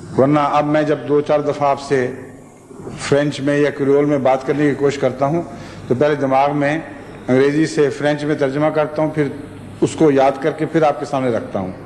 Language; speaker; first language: Urdu; native; Urdu